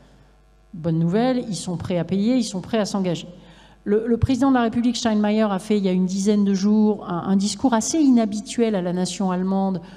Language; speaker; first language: French; native; French